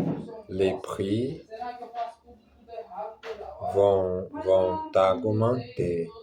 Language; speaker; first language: French; non-native, learner; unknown